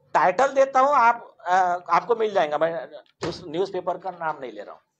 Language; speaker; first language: Hindi; non-native, local second language; Marathi